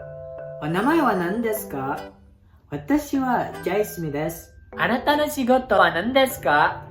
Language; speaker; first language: Japanese; non-native, learner; Indonesian